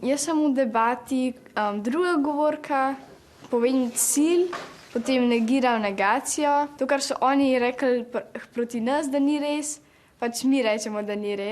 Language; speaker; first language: Slovenian; native; Slovenian